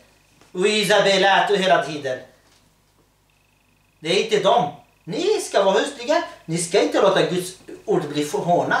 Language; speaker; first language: Swedish; early bilingual, other home language; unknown